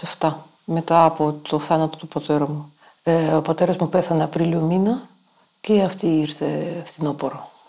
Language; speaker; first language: Greek; non-native, fluent; Russian